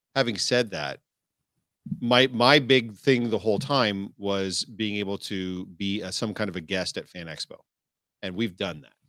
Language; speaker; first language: English; native; English